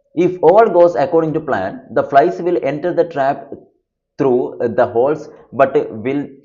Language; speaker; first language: English; non-native, local second language; Malayalam